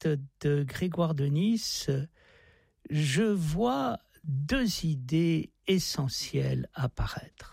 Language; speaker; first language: French; native; French